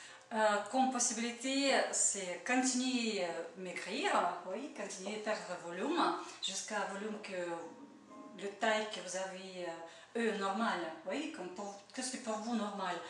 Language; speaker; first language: French; non-native, learner; Russian